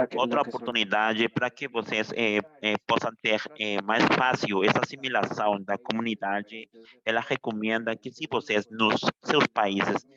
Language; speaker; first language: Portuguese; non-native, fluent; Spanish